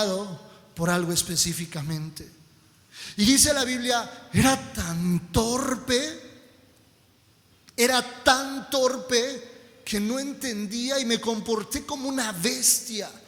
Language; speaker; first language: Spanish; native; Spanish